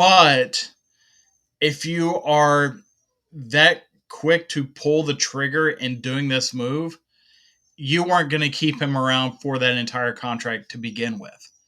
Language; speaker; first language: English; native; English